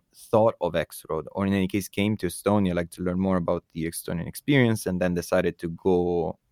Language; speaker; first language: English; non-native, fluent; Italian